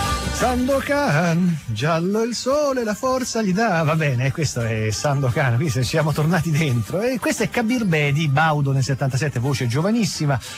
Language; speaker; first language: Italian; native; Italian